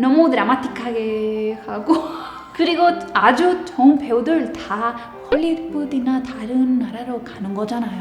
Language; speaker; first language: Korean; non-native, learner; Spanish